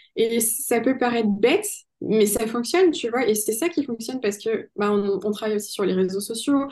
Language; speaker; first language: French; native; French